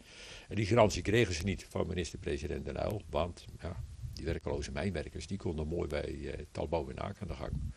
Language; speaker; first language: Dutch; native; Dutch